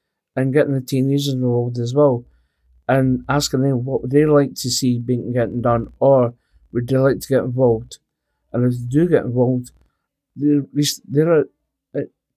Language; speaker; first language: English; native; English